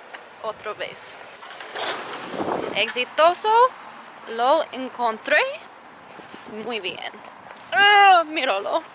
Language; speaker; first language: Spanish; non-native, learner; English